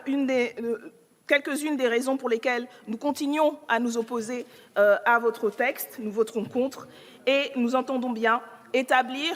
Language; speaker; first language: French; native; French